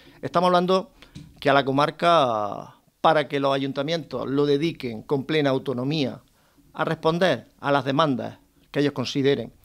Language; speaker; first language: Spanish; native; Spanish